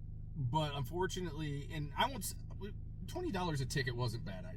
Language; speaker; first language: English; native; English